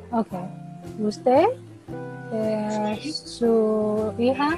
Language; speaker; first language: Spanish; non-native, learner; Indonesian